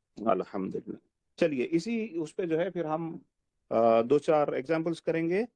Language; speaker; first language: Urdu; native; Urdu